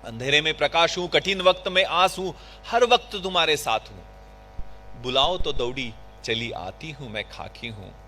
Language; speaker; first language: Hindi; non-native, local second language; Marathi